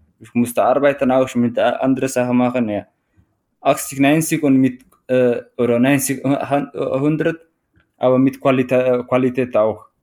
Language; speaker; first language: German; non-native, learner; Tigrinya